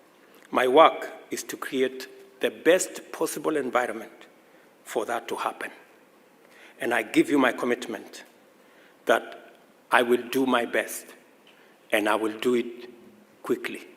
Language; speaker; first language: English; non-native, local second language; Swahili